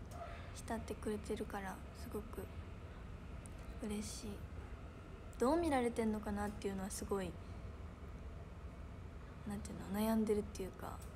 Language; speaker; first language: Japanese; native; Japanese